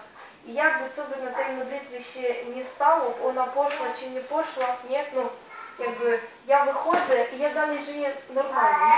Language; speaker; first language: Polish; non-native, fluent; Ukrainian